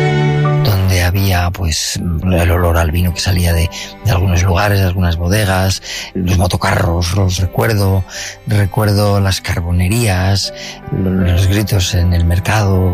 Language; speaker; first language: Spanish; native; Spanish